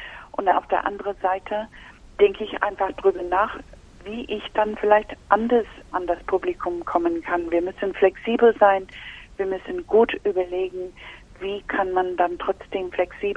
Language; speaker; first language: German; non-native, fluent; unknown